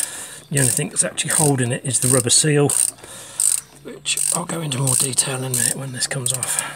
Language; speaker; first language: English; native; English